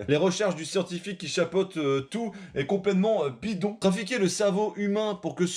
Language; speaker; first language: French; native; French